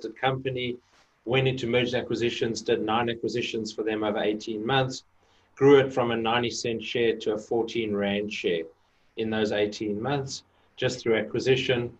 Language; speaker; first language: English; native; English